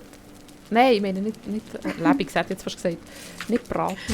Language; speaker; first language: German; native; German